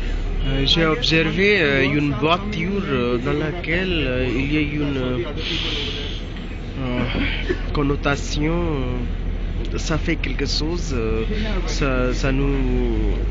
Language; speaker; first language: French; non-native, learner; Hindi